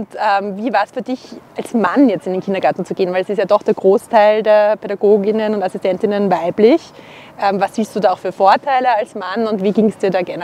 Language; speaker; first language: German; native; German